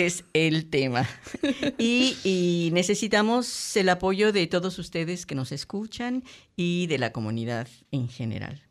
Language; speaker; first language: Spanish; native; Spanish